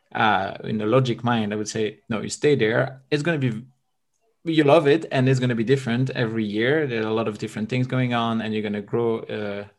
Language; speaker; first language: English; non-native, fluent; French